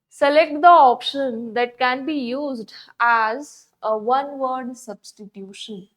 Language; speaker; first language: English; non-native, local second language; Kannada